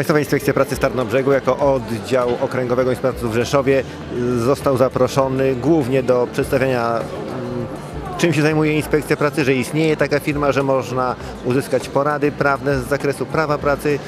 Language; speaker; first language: Polish; native; Polish